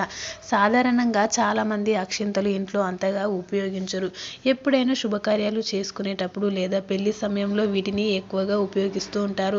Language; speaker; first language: Telugu; native; Telugu